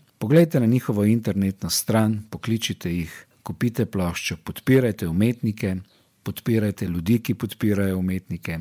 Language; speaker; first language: Slovenian; native; Slovenian